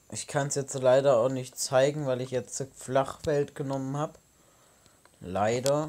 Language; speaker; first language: German; native; German